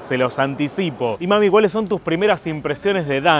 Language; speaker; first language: Spanish; native; Spanish